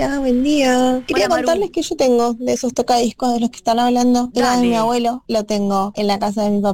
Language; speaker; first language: Spanish; native; Spanish